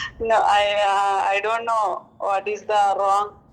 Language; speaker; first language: English; non-native, local second language; Malayalam